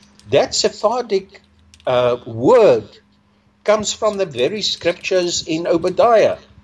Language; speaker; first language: English; non-native, local second language; Afrikaans